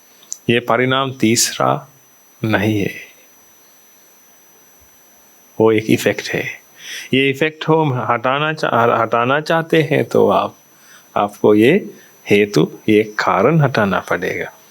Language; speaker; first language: Hindi; non-native, fluent; Sinhala